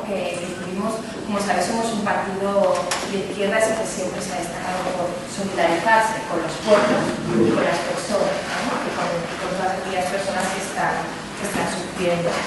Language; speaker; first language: Spanish; native; Spanish